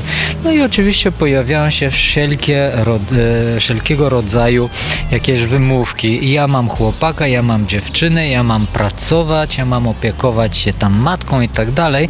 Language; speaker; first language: Polish; non-native, fluent; Bulgarian